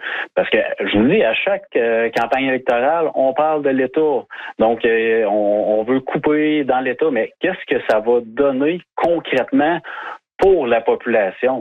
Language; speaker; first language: French; native; French